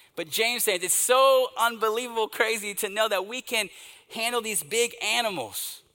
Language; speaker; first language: English; native; English